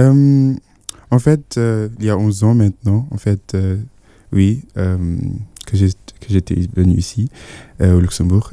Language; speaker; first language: French; non-native, fluent; Yoruba